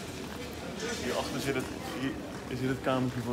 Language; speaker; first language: Dutch; native; Dutch